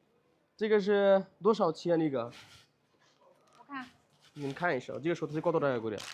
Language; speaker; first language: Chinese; non-native, learner; Bangla